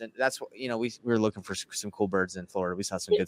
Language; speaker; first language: English; native; English